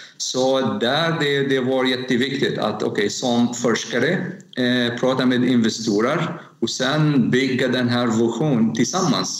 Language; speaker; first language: Swedish; non-native, learner; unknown